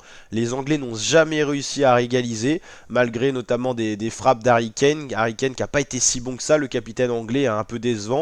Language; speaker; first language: French; native; French